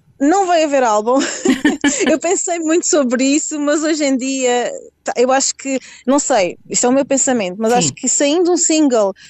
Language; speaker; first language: Portuguese; native; Portuguese